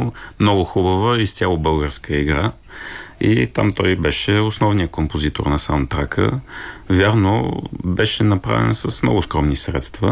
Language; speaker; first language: Bulgarian; native; Bulgarian